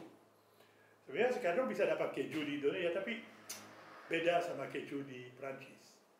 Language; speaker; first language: Indonesian; non-native, fluent; French